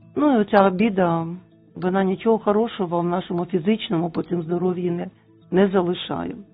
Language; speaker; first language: Ukrainian; non-native, local second language; Russian